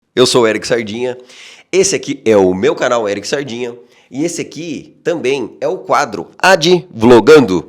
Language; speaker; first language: Portuguese; native; Portuguese